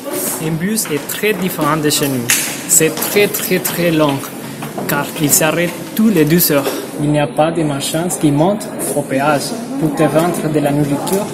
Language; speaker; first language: French; non-native, fluent; Spanish